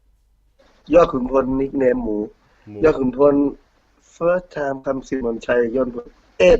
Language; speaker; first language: English; non-native, learner; Thai